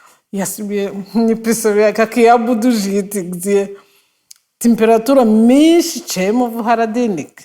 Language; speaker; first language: Russian; non-native, fluent; Kinyarwanda